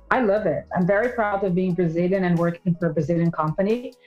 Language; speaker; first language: English; non-native, fluent; Portuguese